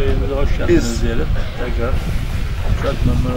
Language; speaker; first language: Turkish; native; Turkish